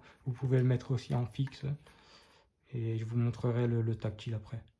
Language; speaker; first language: French; native; French